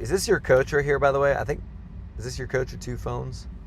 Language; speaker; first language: English; native; English